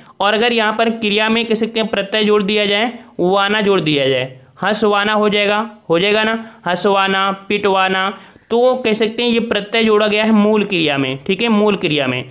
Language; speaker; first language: Hindi; native; Hindi